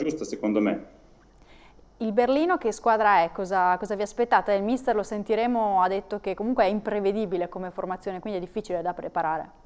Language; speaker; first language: Italian; native; Italian